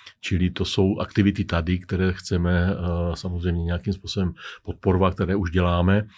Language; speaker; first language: Czech; native; Czech